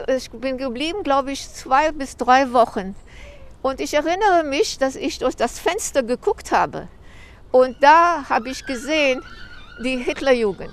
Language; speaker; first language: German; early bilingual, heritage; German